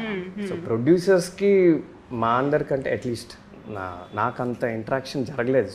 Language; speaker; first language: Telugu; native; Telugu